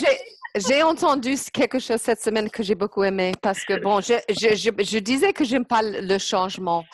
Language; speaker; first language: French; non-native, fluent; English